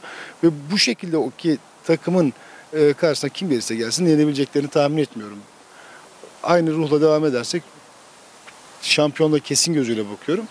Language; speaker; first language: Turkish; native; Turkish